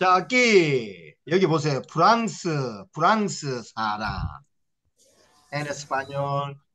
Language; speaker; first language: Spanish; non-native, learner; Korean